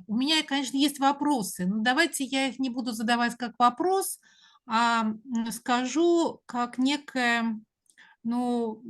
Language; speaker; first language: Russian; native; Russian